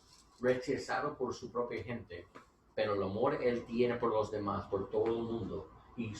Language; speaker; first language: Spanish; non-native, learner; English